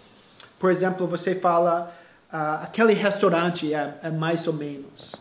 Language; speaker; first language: Portuguese; non-native, fluent; English